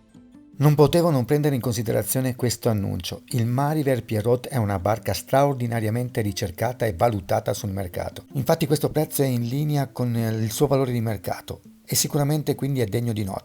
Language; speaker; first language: Italian; native; Italian